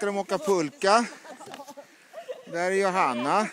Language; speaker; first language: Swedish; native; Swedish